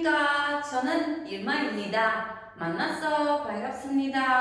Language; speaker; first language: Korean; non-native, fluent; Albanian